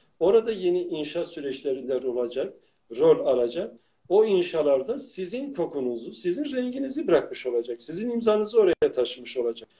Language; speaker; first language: Turkish; native; Turkish